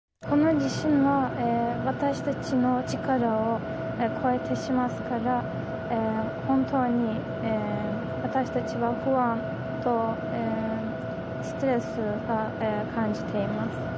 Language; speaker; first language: Japanese; non-native, learner; Turkish